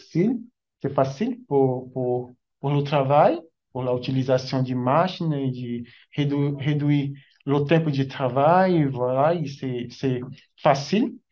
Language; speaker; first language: French; non-native, learner; Portuguese